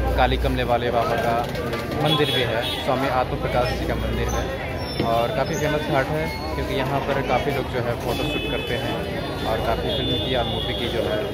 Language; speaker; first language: Hindi; native; Hindi